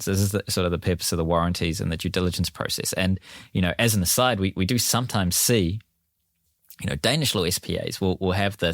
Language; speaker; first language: English; native; English